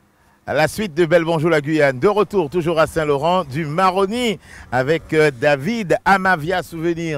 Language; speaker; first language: French; native; French